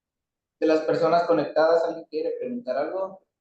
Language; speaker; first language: Spanish; native; Spanish